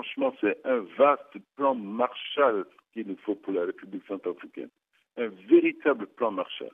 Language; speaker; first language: French; non-native, local second language; Sango